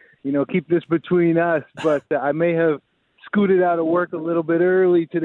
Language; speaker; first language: English; native; English